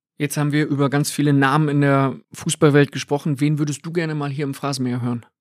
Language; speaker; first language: German; native; German